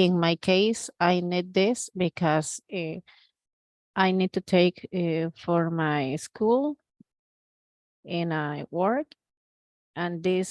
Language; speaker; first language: English; non-native, learner; Spanish